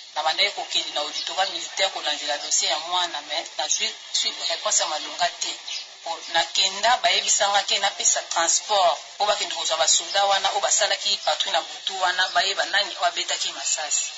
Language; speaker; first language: Lingala; non-native, local second language; Kongo